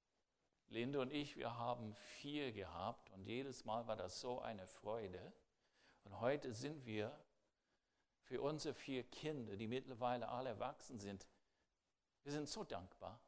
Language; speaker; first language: German; non-native, fluent; English